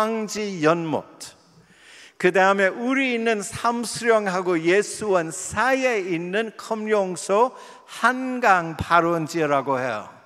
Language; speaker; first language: Korean; non-native, fluent; English